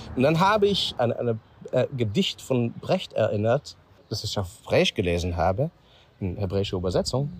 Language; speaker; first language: German; non-native, fluent; Hebrew